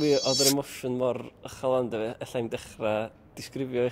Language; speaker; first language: Welsh; native; Welsh